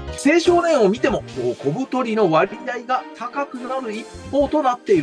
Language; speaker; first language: Japanese; native; Japanese